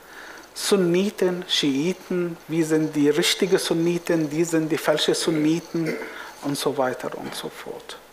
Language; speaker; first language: German; non-native, fluent; Arabic